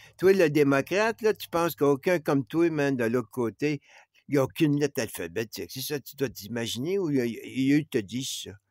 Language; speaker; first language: French; native; French